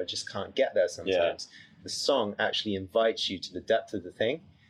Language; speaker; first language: English; native; English